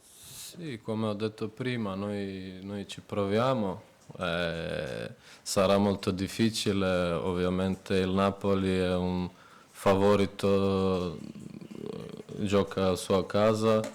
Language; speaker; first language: Italian; non-native, fluent; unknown